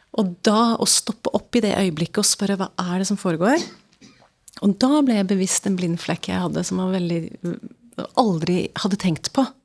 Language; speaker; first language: Norwegian; early bilingual, other home language; English